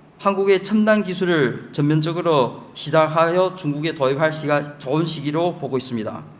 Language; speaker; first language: Korean; early bilingual, heritage; Chinese